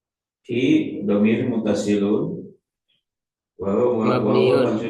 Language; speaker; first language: Arabic; non-native, learner; Indonesian